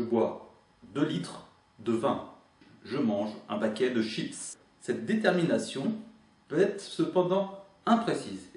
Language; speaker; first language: French; native; French